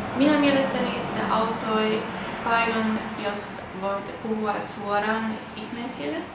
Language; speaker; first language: Finnish; non-native, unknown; German